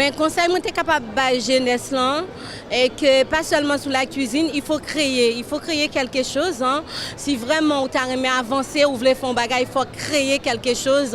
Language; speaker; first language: French; non-native, local second language; Haitian Creole